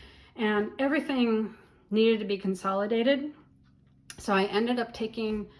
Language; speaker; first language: English; native; English